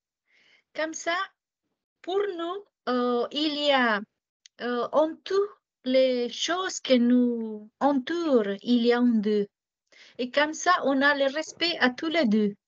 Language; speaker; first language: French; non-native, fluent; Japanese